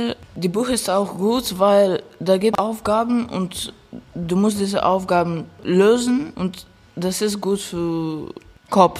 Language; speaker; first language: German; non-native, learner; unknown